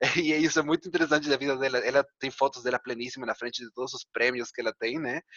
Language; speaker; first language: Portuguese; non-native, fluent; Spanish